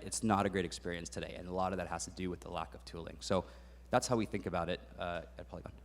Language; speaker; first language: English; native; English